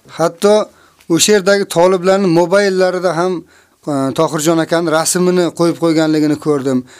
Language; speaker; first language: Uzbek; native; Uzbek